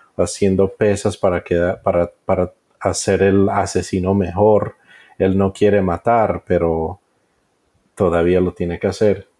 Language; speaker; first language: Spanish; early bilingual, heritage; Spanish